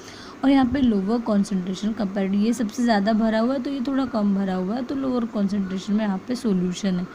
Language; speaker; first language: Hindi; native; Hindi